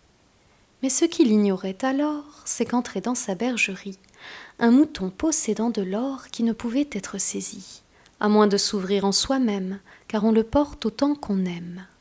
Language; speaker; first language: French; native; French